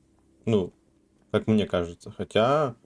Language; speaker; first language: Russian; native; Russian